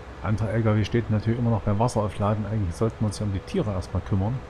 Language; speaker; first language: German; native; German